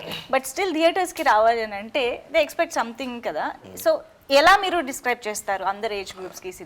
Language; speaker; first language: Telugu; native; Telugu